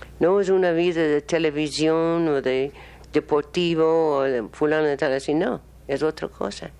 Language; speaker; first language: Spanish; non-native, learner; English